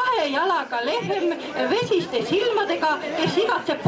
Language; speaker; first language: Estonian; native; Estonian